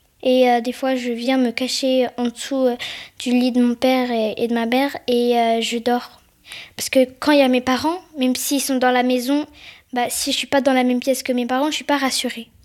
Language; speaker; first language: French; early bilingual, other home language; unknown